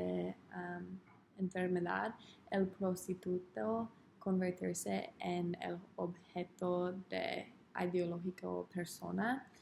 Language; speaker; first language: Spanish; non-native, learner; English